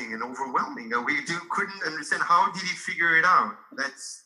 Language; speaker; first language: English; non-native, fluent; Hebrew